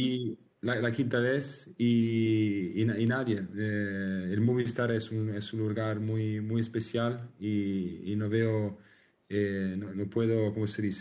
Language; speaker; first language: Spanish; non-native, learner; Italian